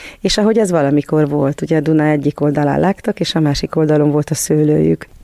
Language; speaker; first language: Hungarian; native; Hungarian